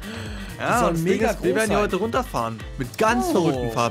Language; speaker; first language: German; native; German